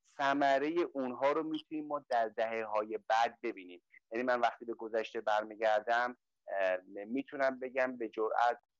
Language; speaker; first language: Persian; native; Persian